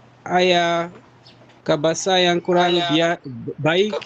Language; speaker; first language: Indonesian; non-native, learner; Nyanja